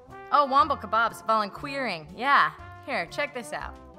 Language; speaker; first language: English; native; English